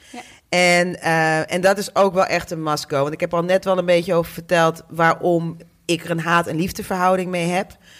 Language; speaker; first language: Dutch; native; Dutch